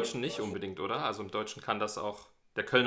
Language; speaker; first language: German; native; German